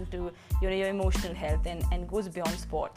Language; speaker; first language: English; non-native, local second language; Punjabi